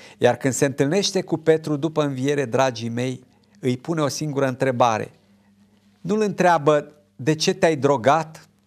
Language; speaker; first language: Romanian; native; Romanian